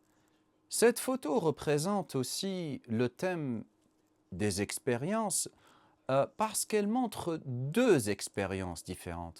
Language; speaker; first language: French; non-native, learner; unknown